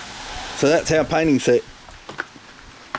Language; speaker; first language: English; native; English